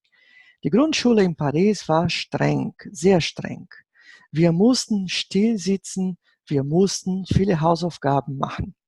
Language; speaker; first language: German; non-native, fluent; Portuguese